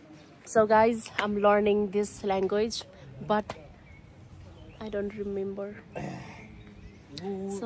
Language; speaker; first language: English; non-native, learner; Nepali